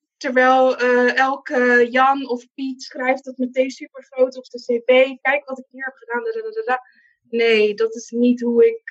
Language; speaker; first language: Dutch; non-native, local second language; Papiamento